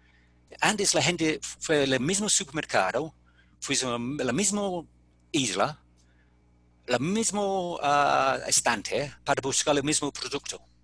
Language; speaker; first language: Spanish; non-native, fluent; English